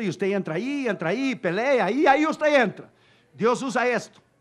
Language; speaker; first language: Spanish; non-native, fluent; Portuguese